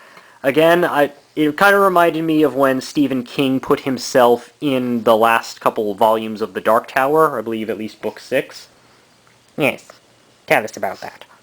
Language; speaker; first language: English; native; English